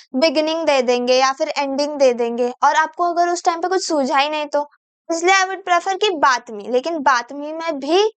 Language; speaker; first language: Hindi; non-native, local second language; Marathi